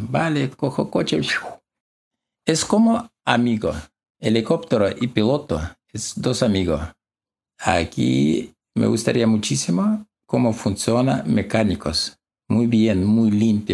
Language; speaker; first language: Spanish; non-native, learner; Russian